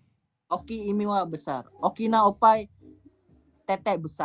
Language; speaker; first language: Japanese; non-native, learner; Indonesian